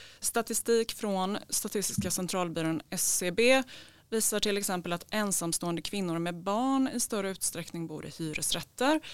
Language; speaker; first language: Swedish; native; Swedish